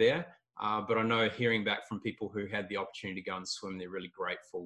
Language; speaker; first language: English; native; English